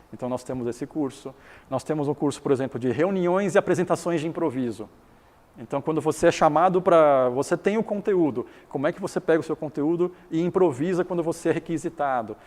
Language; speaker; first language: Portuguese; early bilingual, other home language; Chinese